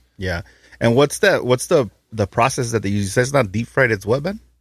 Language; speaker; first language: English; early bilingual, other home language; Spanish